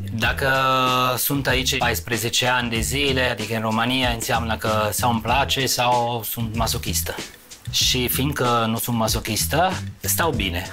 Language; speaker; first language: Romanian; non-native, fluent; Italian